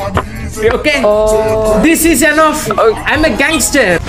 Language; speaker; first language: English; non-native, learner; Tamil